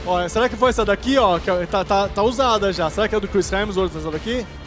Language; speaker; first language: Portuguese; native; Portuguese